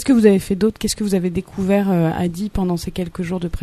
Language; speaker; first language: French; native; French